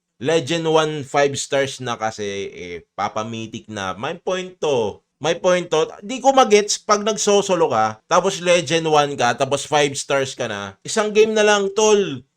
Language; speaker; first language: Filipino; native; Filipino